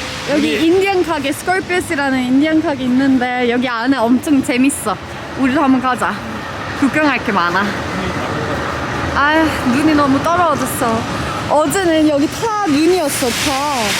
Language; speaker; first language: Korean; native; Korean